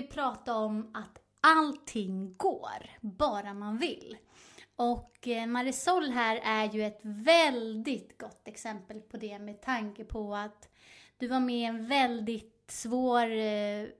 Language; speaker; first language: Swedish; native; Swedish